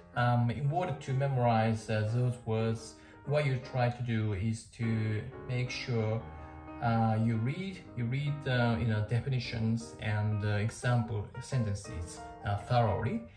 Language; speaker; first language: English; non-native, fluent; Japanese